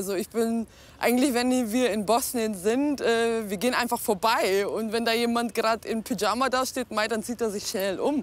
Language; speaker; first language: German; early bilingual, other home language; Bosnian